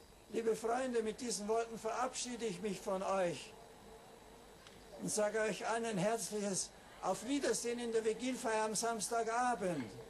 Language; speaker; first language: German; native; German